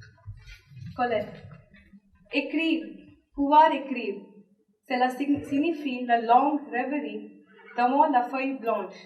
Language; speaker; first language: French; non-native, learner; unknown